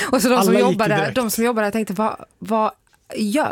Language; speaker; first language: Swedish; native; Swedish